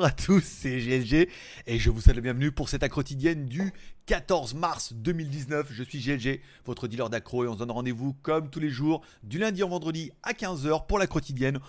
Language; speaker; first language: French; native; French